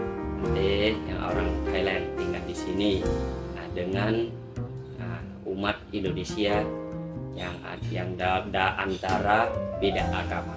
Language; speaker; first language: Indonesian; non-native, learner; Thai